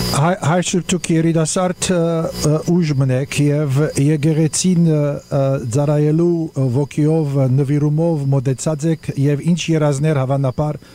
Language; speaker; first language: Armenian; early bilingual, heritage; Armenian